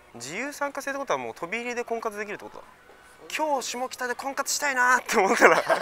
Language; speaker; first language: Japanese; native; Japanese